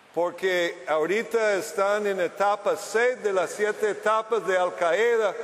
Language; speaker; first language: Spanish; non-native, fluent; English